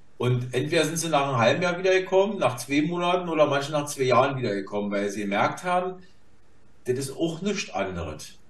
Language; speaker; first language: German; native; German